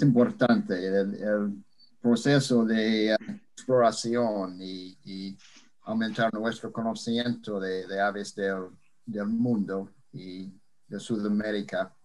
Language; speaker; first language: Spanish; non-native, fluent; English